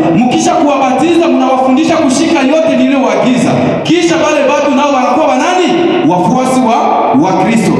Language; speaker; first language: Swahili; native; Swahili